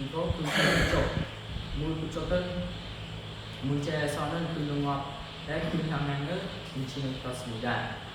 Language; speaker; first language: Korean; non-native, learner; Khmer